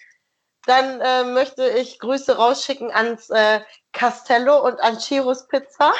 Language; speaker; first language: German; native; German